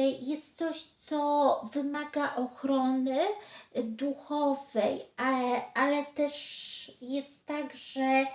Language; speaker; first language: Polish; native; Polish